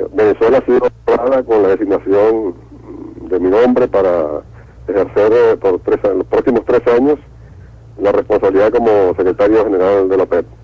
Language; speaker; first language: Spanish; native; Spanish